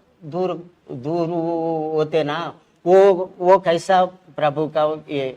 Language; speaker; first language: Hindi; non-native, local second language; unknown